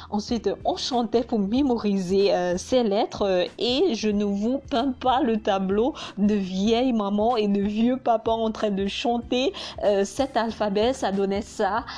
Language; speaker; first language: French; non-native, local second language; Hausa